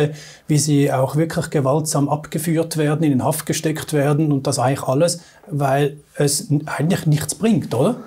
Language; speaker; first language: German; native; German